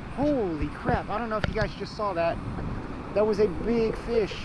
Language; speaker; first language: English; native; English